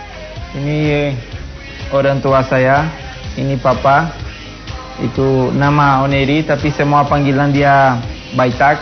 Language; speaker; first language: Indonesian; non-native, fluent; Portuguese